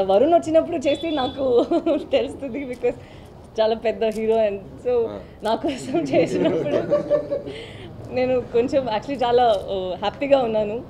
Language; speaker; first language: Telugu; non-native, learner; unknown